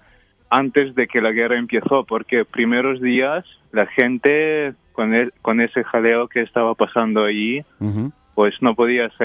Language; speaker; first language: Spanish; non-native, fluent; Ukrainian